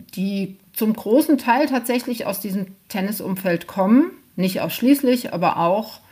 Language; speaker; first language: German; native; German